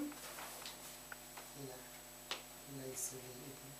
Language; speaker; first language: Arabic; non-native, learner; English